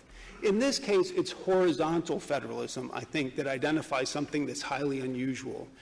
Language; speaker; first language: English; native; English